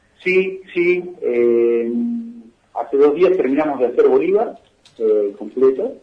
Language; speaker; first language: Spanish; native; Spanish